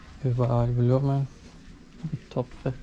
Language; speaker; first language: German; non-native, learner; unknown